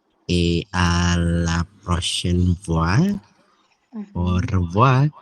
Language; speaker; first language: French; non-native, learner; Indonesian